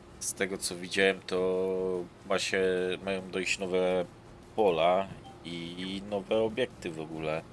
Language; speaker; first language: Polish; native; Polish